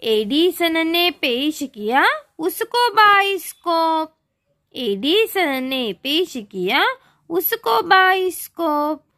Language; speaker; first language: Hindi; non-native, local second language; Marathi